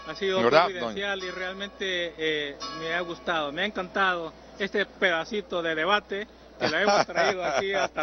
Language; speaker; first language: Spanish; native; Spanish